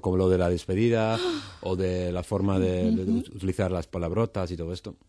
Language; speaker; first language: Spanish; non-native, fluent; Dutch